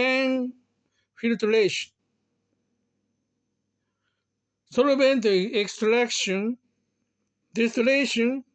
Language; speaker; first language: English; non-native, learner; Japanese